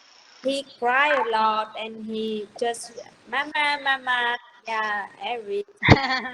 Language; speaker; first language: English; non-native, learner; Vietnamese